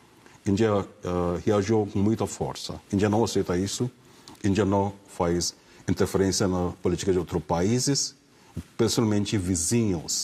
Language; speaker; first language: Portuguese; non-native, fluent; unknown